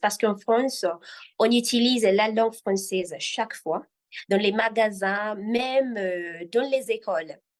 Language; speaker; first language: French; non-native, fluent; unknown